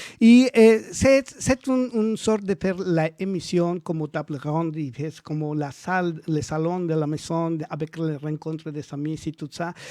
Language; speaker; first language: French; non-native, learner; Spanish